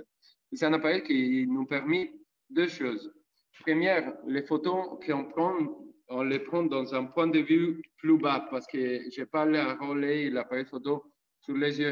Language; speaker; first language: French; non-native, fluent; Italian